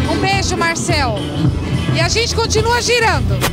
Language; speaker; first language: Portuguese; native; Portuguese